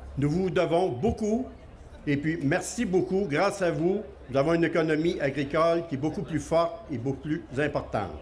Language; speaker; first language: French; native; French